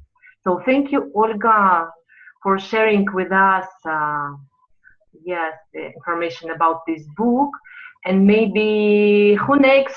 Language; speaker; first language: English; non-native, fluent; Russian